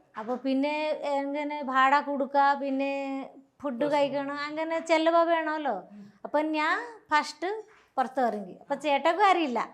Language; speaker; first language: Malayalam; non-native, local second language; Odia